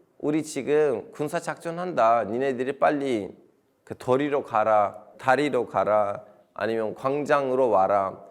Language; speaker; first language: Korean; non-native, fluent; Turkish